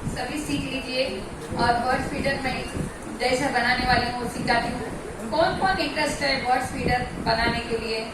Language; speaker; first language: Hindi; non-native, local second language; Telugu